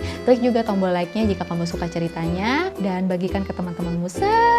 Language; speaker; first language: Indonesian; native; Indonesian